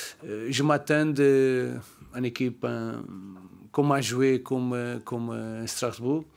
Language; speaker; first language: French; non-native, learner; Portuguese